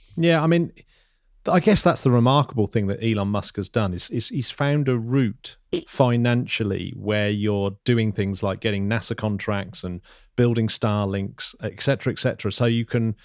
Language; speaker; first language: English; native; English